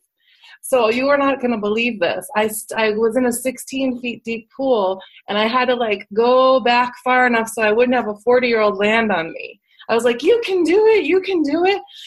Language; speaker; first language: English; native; English